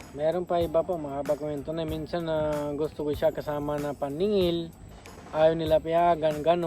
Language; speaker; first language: Filipino; non-native, learner; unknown